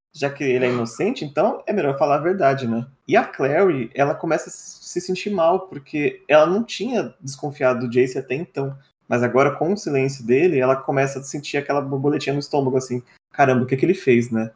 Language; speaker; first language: Portuguese; native; Portuguese